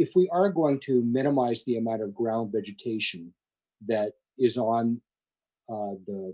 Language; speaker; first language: English; native; English